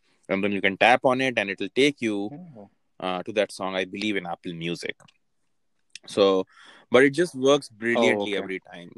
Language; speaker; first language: English; non-native, local second language; Hindi